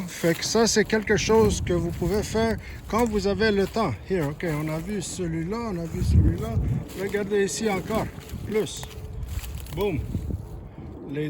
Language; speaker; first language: French; non-native, local second language; English